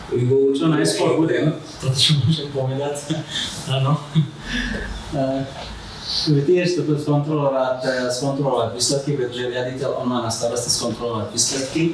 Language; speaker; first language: Slovak; non-native, fluent; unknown